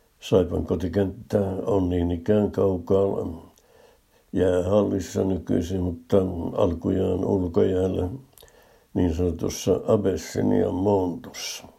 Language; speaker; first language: Finnish; native; Finnish